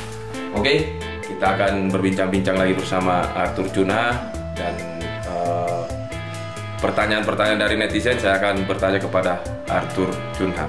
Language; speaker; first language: Indonesian; native; Indonesian